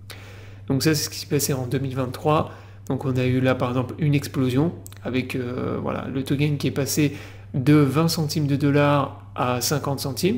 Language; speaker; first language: French; native; French